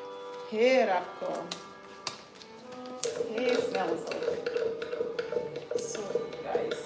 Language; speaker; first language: Dutch; non-native, learner; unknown